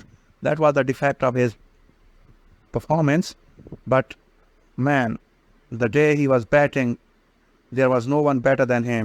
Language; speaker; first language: English; non-native, local second language; Urdu